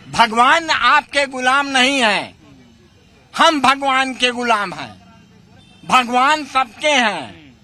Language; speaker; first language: Hindi; native; Hindi